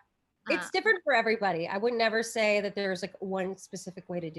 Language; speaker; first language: English; native; English